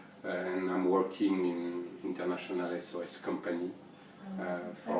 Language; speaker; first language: English; non-native, learner; French